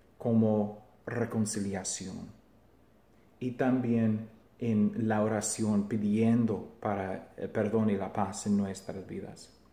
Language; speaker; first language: Spanish; non-native, fluent; English